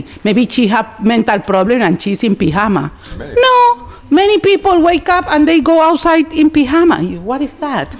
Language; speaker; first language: English; non-native, learner; Spanish